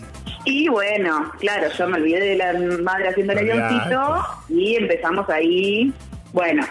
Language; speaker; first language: Spanish; native; Spanish